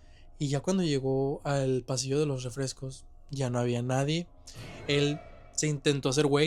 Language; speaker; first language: Spanish; native; Spanish